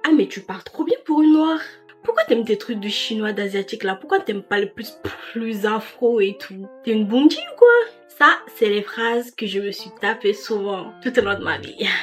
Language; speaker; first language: French; early bilingual, other home language; Ewe